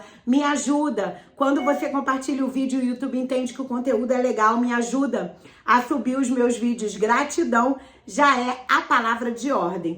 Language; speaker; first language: Portuguese; native; Portuguese